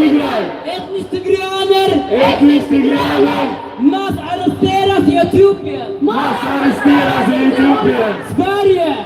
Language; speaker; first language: Swedish; early bilingual, other home language; Tigrinya